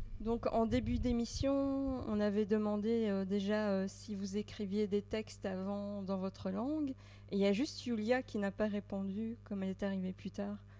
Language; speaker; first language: French; native; French